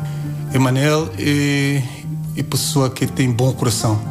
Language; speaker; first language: Portuguese; non-native, learner; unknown